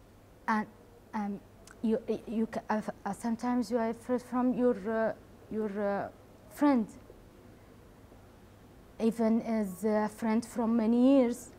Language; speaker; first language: English; non-native, learner; Arabic